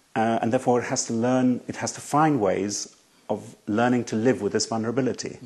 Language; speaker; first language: English; native; English